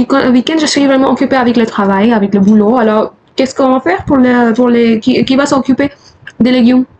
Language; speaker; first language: French; non-native, fluent; Hindi